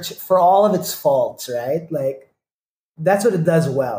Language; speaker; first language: English; non-native, local second language; Filipino